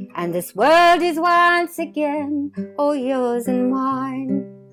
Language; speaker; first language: English; native; English